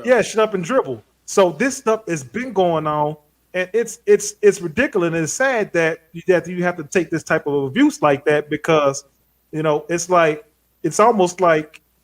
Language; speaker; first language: English; native; English